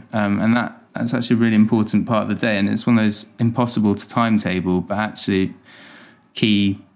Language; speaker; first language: English; native; English